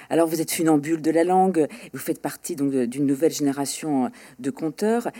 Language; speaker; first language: French; native; French